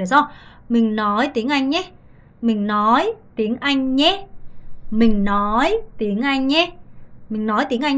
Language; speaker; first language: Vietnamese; non-native, fluent; Korean